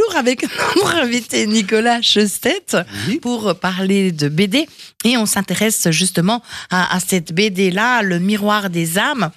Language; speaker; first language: French; native; French